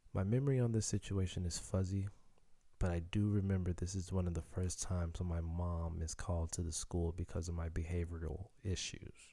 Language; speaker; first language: English; early bilingual, other home language; Haitian Creole